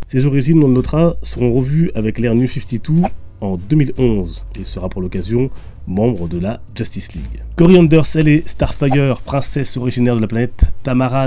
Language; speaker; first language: French; native; French